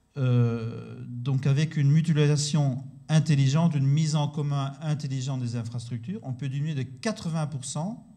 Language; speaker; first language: French; native; French